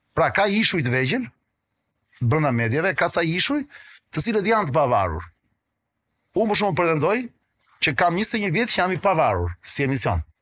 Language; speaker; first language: Albanian; non-native, local second language; Greek